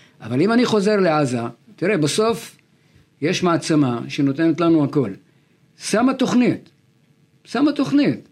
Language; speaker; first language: Hebrew; non-native, local second language; Arabic